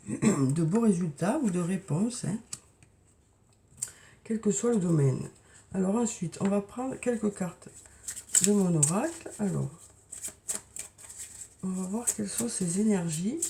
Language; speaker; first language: French; native; French